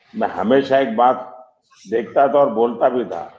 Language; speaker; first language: Hindi; non-native, local second language; Gujarati